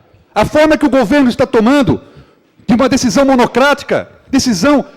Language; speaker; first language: Portuguese; native; Portuguese